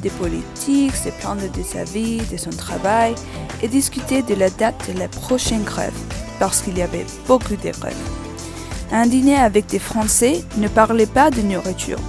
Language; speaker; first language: French; non-native, learner; English